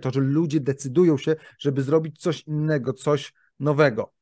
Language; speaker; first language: Polish; native; Polish